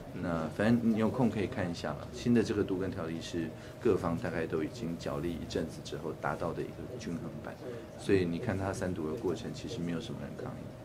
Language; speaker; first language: Chinese; native; Chinese